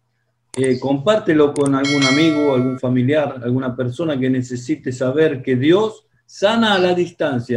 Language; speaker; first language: Spanish; non-native, fluent; Portuguese